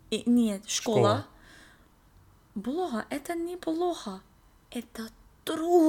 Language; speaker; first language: Russian; non-native, learner; English